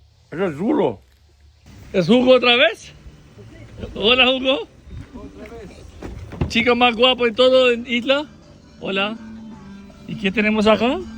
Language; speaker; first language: Spanish; non-native, learner; Albanian